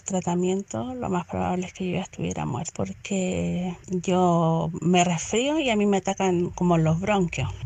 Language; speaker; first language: Spanish; native; Spanish